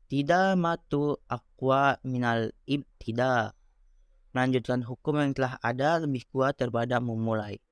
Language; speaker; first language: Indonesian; native; Indonesian